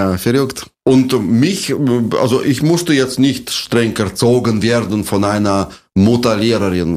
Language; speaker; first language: German; non-native, fluent; Russian